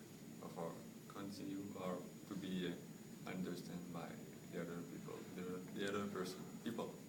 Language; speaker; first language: English; non-native, learner; French